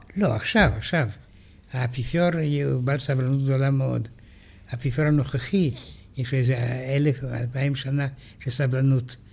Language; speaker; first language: Hebrew; non-native, fluent; Romanian